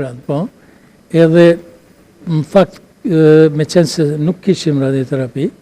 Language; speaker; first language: Albanian; native; Albanian